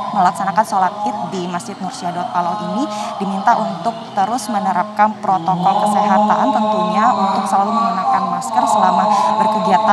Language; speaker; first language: Indonesian; native; Indonesian